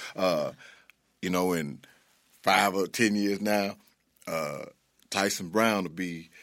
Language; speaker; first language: English; native; English